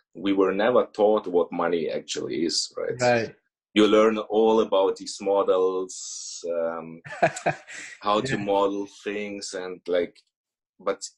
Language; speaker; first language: English; early bilingual, other home language; Russian